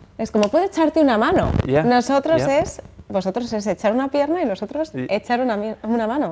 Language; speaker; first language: Spanish; native; Spanish